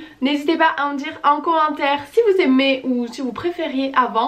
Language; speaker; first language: French; native; French